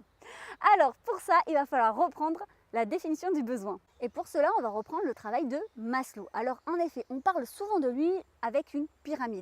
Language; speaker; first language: French; native; French